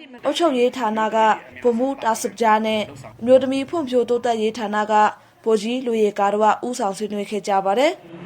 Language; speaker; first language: Burmese; non-native, local second language; Shwe Palaung